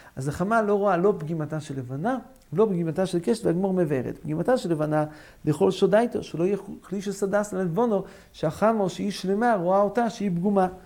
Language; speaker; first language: Hebrew; non-native, fluent; English